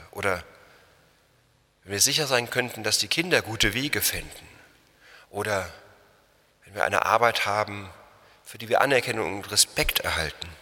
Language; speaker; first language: German; native; German